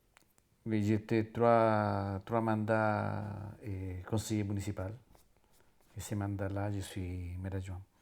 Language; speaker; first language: French; non-native, fluent; Spanish